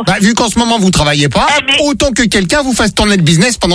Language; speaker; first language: French; native; French